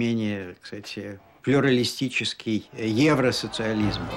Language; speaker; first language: Russian; native; Russian